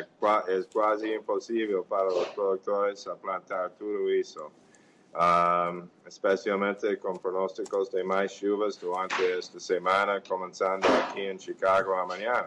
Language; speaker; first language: Portuguese; non-native, fluent; English